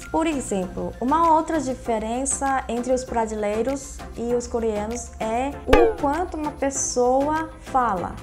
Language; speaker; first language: Portuguese; non-native, fluent; Korean